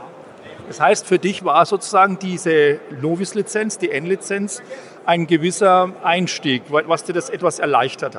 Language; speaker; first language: German; native; German